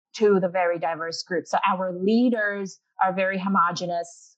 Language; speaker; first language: English; non-native, local second language; Urdu